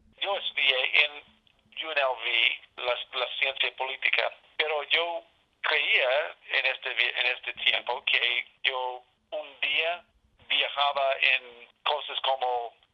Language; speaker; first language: Spanish; non-native, learner; English